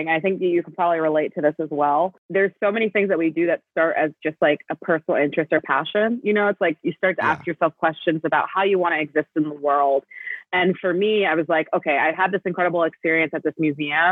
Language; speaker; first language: English; native; English